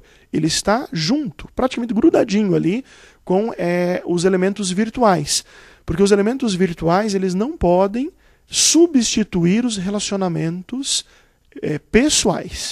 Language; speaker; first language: Portuguese; native; Portuguese